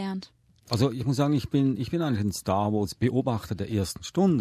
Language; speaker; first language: German; native; German